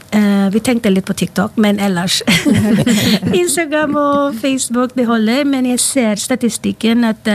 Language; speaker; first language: Norwegian; non-native, fluent; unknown